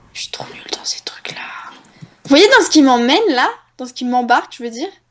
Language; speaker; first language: French; native; French